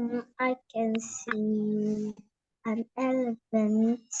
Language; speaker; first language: English; non-native, learner; Vietnamese